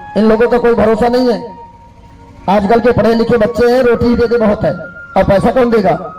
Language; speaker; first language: Hindi; native; Hindi